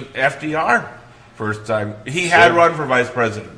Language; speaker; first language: English; native; English